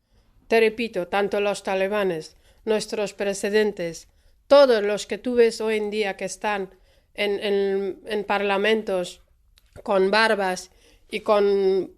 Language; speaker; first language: Spanish; non-native, fluent; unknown